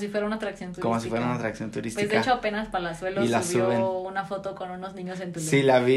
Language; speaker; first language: Spanish; native; Spanish